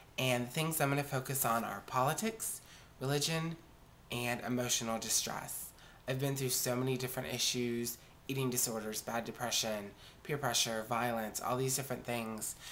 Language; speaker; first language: English; native; English